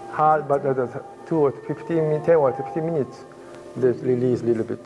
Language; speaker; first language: English; non-native, learner; Japanese